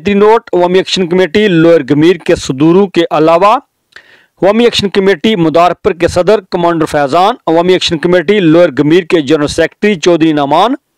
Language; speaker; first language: Urdu; non-native, local second language; Punjabi